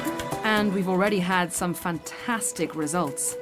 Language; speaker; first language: English; native; English